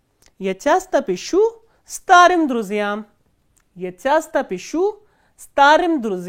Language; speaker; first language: Russian; non-native, fluent; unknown